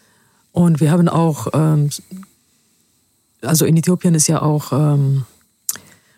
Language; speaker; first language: German; non-native, fluent; Amharic